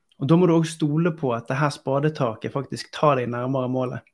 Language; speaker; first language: Norwegian; native; Norwegian